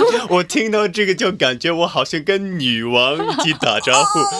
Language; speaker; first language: Chinese; non-native, fluent; English